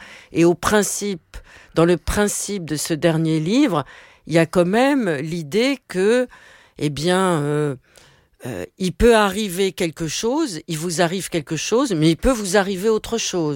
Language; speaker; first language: French; native; French